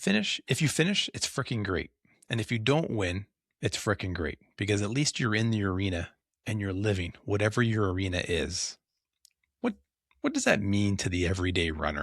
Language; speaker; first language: English; native; English